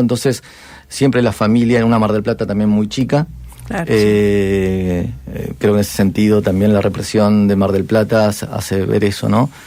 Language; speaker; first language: Spanish; native; Spanish